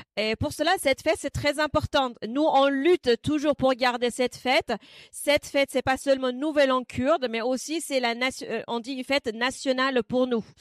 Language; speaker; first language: French; non-native, fluent; Kurdish